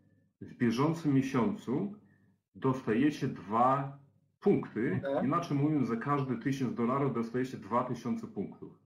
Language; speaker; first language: Polish; native; Polish